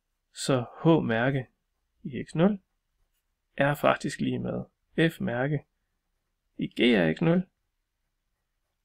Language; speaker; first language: Danish; native; Danish